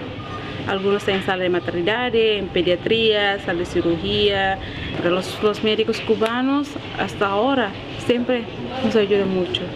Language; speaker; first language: Spanish; non-native, learner; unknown